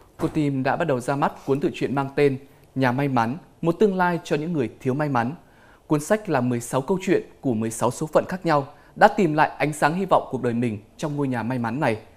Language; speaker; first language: Vietnamese; native; Vietnamese